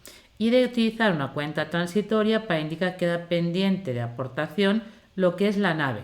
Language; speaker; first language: Spanish; native; Spanish